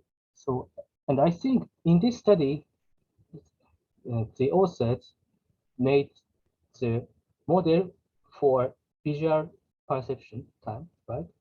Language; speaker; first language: English; non-native, learner; Japanese